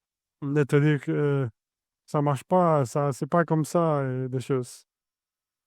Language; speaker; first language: French; non-native, fluent; Spanish